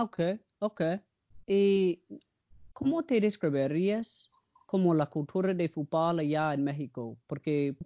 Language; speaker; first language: Spanish; non-native, learner; English